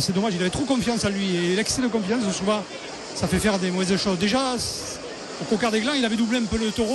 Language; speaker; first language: French; native; French